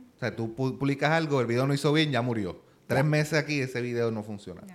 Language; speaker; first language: Spanish; native; Spanish